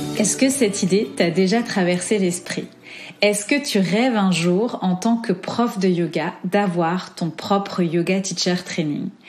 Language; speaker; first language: French; native; French